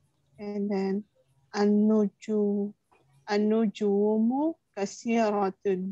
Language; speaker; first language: Arabic; non-native, learner; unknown